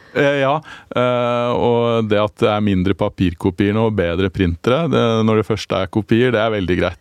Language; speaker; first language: Norwegian; native; Norwegian